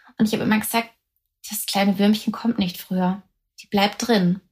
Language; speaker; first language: German; native; German